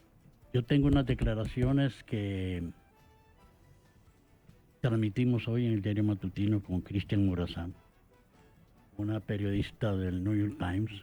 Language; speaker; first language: Spanish; native; Spanish